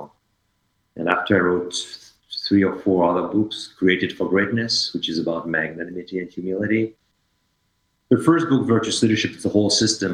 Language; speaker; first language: English; non-native, fluent; French